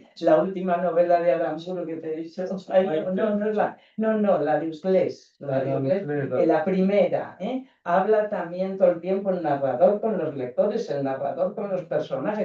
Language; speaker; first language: Spanish; native; Spanish